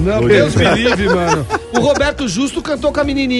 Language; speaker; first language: Portuguese; native; Portuguese